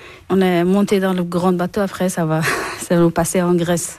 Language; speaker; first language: French; non-native, learner; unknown